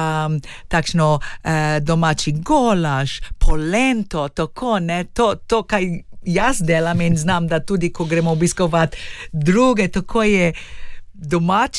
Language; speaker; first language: Slovenian; early bilingual, heritage; Slovenian